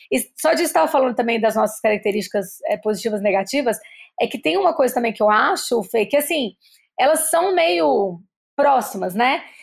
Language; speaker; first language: Portuguese; native; Portuguese